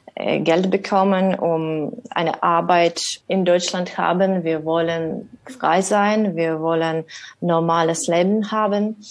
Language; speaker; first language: German; non-native, learner; Ukrainian